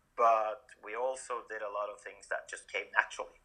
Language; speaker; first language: English; non-native, fluent; Norwegian